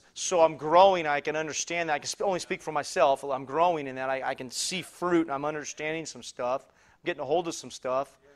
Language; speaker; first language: English; native; English